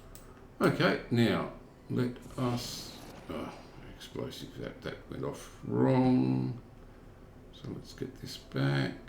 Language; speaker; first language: English; native; English